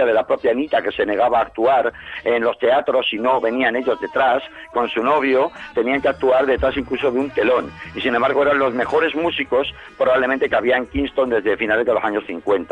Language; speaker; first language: Spanish; native; Spanish